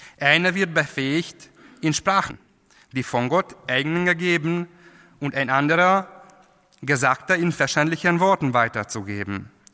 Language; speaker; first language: German; non-native, fluent; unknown